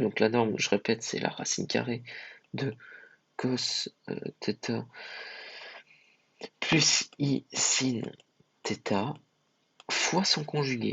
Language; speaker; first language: French; native; French